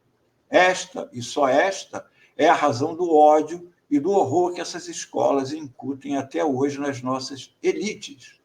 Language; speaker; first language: Portuguese; native; Portuguese